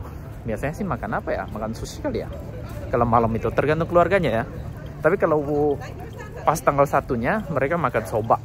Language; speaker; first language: Indonesian; native; Indonesian